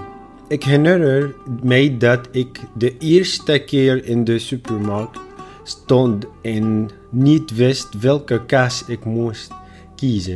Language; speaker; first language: Dutch; non-native, fluent; Arabic